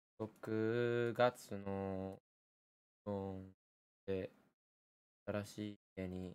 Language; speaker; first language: Japanese; early bilingual, heritage; Japanese